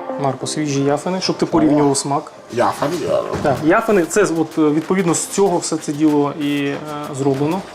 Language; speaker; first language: Ukrainian; native; Ukrainian